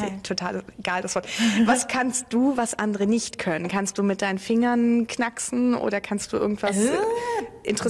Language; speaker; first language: German; native; German